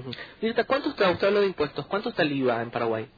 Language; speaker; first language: Spanish; native; Spanish